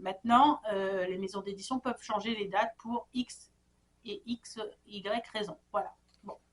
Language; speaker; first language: French; native; French